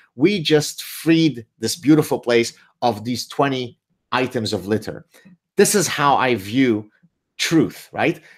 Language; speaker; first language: English; early bilingual, other home language; Arabic